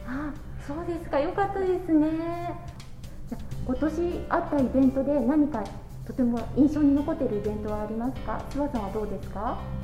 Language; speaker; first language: Japanese; native; Japanese